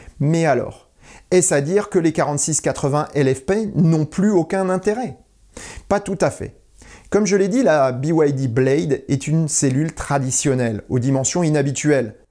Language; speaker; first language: French; native; French